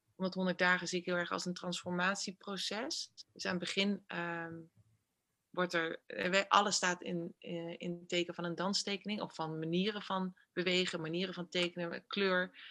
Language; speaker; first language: Dutch; native; Dutch